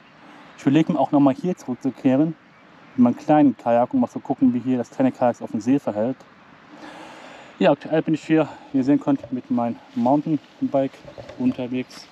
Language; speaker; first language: German; native; German